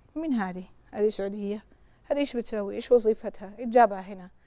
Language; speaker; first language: Arabic; native; Arabic